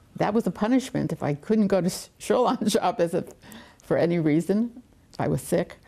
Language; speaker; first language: English; native; English